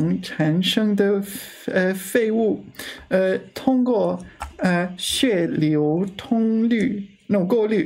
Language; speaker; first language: Chinese; non-native, learner; English